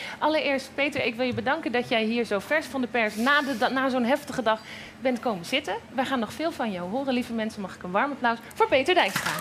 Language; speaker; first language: Dutch; native; Dutch